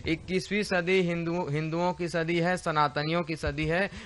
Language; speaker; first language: Hindi; native; Hindi